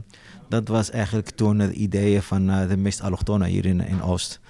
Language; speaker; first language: Dutch; non-native, local second language; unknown